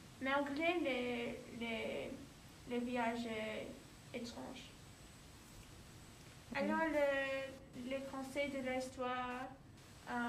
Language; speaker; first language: French; non-native, learner; English